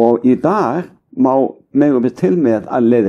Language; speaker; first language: Icelandic; native; Icelandic